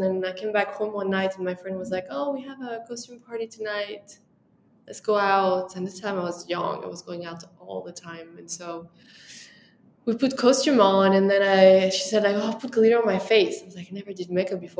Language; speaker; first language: English; non-native, fluent; French